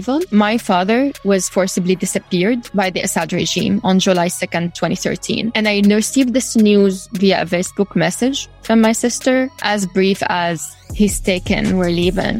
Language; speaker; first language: English; non-native, fluent; Arabic